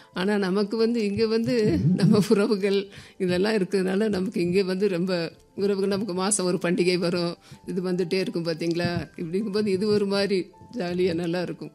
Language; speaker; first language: Tamil; native; Tamil